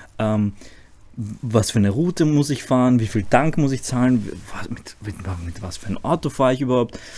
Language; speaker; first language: German; early bilingual, other home language; Croatian